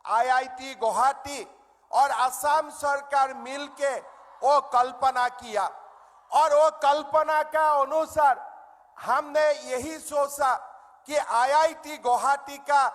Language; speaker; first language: Hindi; non-native, local second language; Assamese